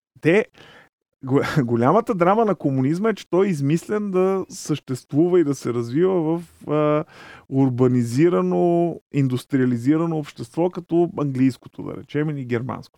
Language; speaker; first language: Bulgarian; native; Bulgarian